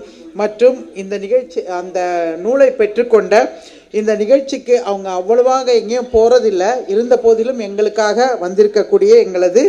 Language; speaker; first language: Tamil; native; Tamil